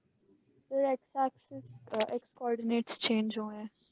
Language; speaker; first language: English; non-native, learner; Urdu